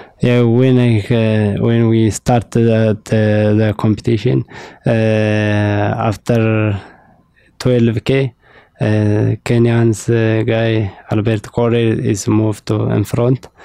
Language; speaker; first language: English; non-native, learner; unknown